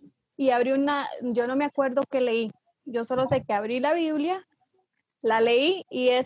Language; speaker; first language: Spanish; native; Spanish